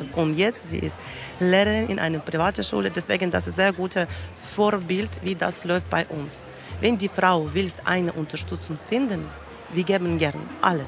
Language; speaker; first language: German; non-native, learner; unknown